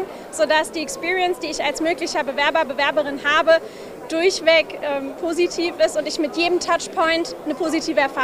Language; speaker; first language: German; native; German